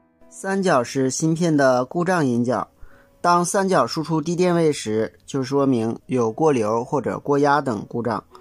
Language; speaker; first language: Chinese; native; Chinese